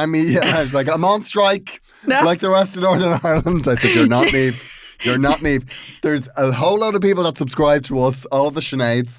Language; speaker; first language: English; native; English